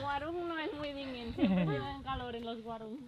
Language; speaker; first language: Spanish; native; Spanish